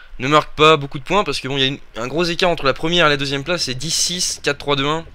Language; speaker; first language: French; native; French